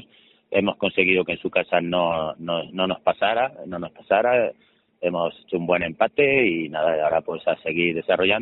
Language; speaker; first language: Spanish; native; Spanish